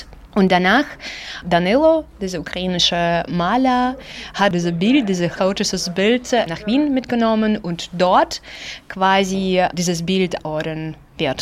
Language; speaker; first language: German; non-native, learner; Ukrainian